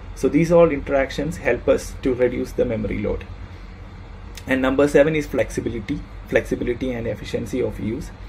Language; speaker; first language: English; non-native, local second language; Malayalam